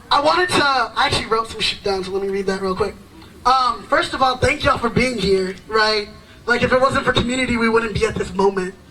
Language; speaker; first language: English; early bilingual, other home language; Yoruba